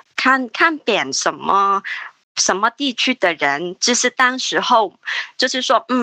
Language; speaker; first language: Chinese; non-native, local second language; Cantonese